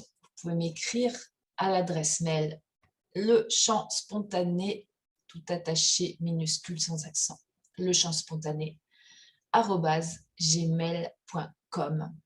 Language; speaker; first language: French; native; French